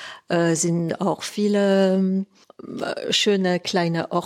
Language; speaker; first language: German; non-native, fluent; French